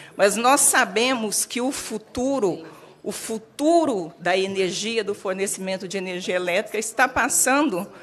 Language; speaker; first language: Portuguese; native; Portuguese